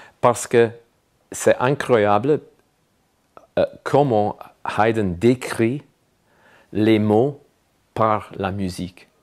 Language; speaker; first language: French; non-native, fluent; English